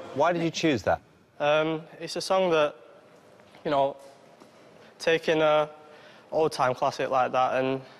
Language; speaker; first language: English; native; English